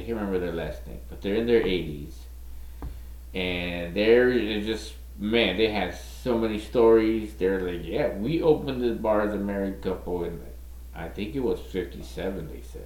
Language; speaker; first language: English; native; English